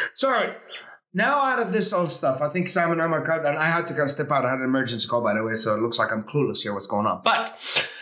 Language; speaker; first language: English; early bilingual, heritage; Arabic